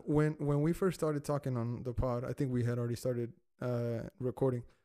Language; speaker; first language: English; early bilingual, other home language; Spanish